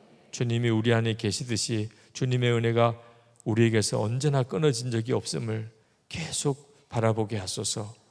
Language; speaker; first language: Korean; native; Korean